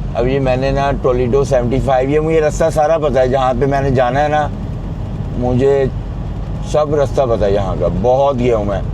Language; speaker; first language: Urdu; non-native, local second language; Punjabi